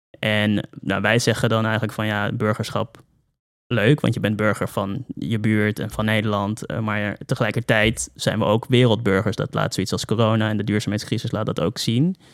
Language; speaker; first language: Dutch; native; Dutch